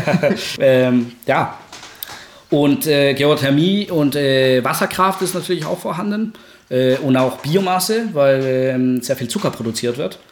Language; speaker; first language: German; non-native, fluent; Spanish